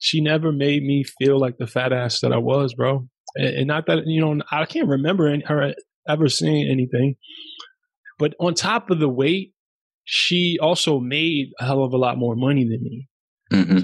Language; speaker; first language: English; early bilingual, other home language; German